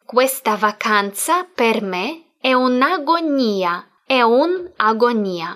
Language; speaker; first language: Italian; non-native, fluent; Russian